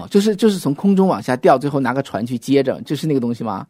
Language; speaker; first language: Chinese; native; Chinese